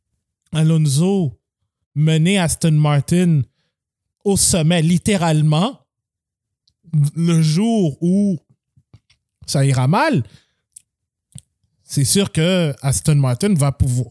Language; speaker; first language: French; native; French